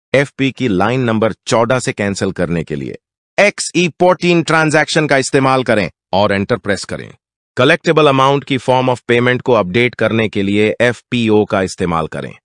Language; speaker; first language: Urdu; native; Urdu